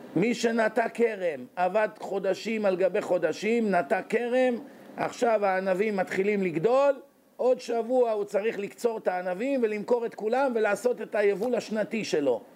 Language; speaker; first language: Hebrew; native; Hebrew